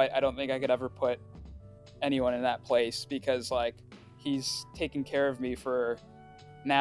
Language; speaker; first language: English; early bilingual, other home language; Swahili